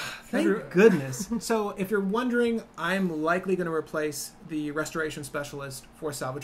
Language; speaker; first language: English; native; English